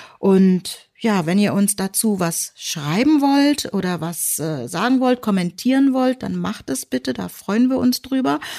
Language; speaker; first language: German; native; German